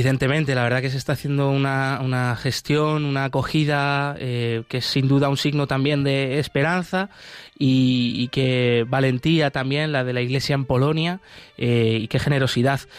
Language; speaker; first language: Spanish; native; Spanish